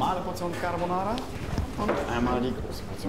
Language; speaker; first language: German; native; German